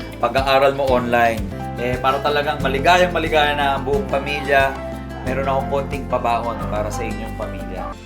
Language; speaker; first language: Filipino; native; Filipino